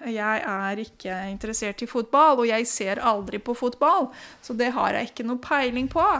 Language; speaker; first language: Norwegian; non-native, fluent; Romanian